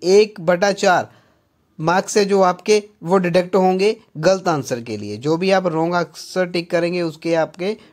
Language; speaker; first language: Hindi; non-native, local second language; Punjabi